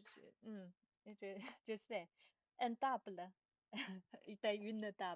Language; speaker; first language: French; non-native, learner; Chinese